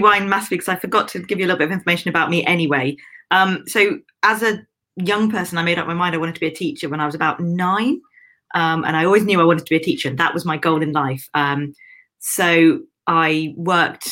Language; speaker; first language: English; native; English